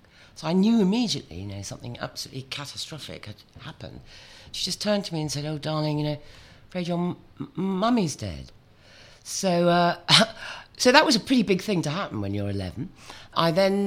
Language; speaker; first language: English; native; English